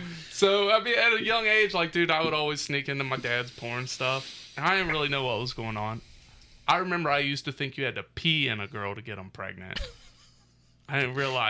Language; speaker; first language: English; native; English